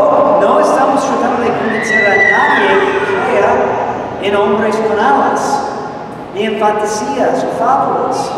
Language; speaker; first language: Spanish; non-native, fluent; English